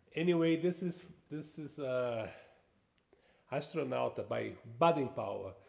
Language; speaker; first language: English; non-native, fluent; Portuguese